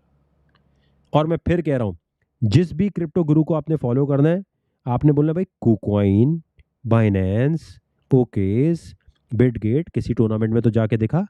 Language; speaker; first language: Urdu; native; Urdu